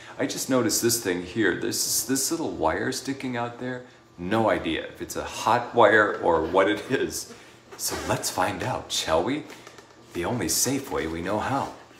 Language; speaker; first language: English; native; English